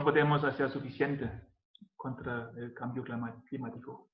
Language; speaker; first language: Spanish; non-native, learner; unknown